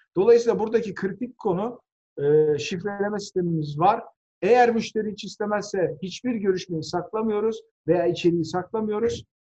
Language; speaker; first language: Turkish; native; Turkish